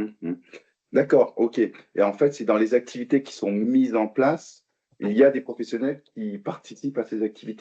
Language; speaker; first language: French; native; French